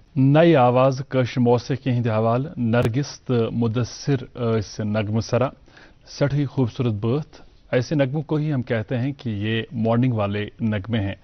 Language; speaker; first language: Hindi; non-native, local second language; Kashmiri